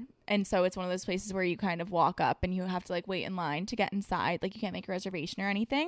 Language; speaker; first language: English; native; English